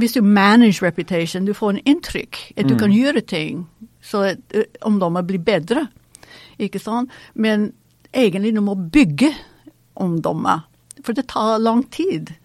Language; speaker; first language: Norwegian; non-native, fluent; English